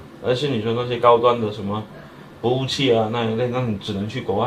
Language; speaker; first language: Chinese; native; Chinese